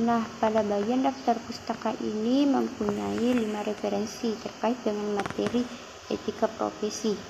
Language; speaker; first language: Indonesian; native; Indonesian